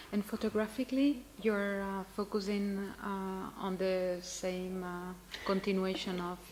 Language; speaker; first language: English; non-native, fluent; Catalan